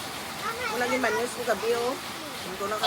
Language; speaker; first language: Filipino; non-native, local second language; Cebuano